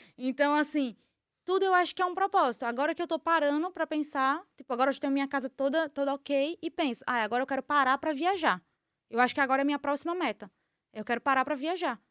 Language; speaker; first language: Portuguese; native; Portuguese